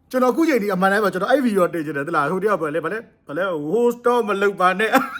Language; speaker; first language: Burmese; native; Burmese